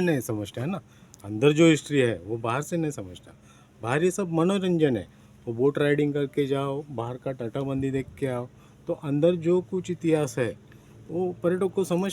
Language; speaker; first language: Hindi; non-native, local second language; Marathi